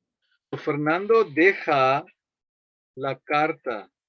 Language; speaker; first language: Spanish; non-native, fluent; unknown